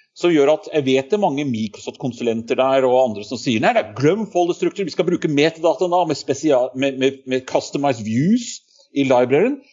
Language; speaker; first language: Norwegian; native; Norwegian